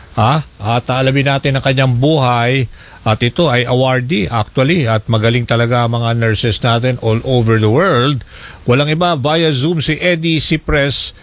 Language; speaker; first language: Filipino; native; Filipino